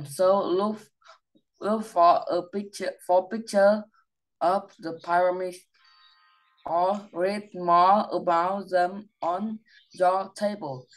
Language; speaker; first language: English; non-native, learner; Vietnamese